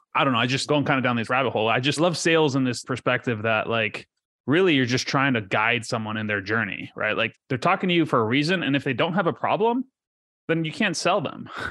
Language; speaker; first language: English; early bilingual, other home language; Spanish